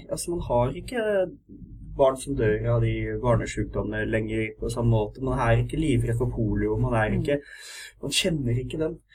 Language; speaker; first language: Norwegian; native; Norwegian